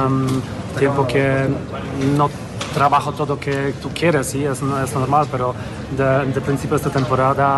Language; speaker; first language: Spanish; non-native, fluent; Polish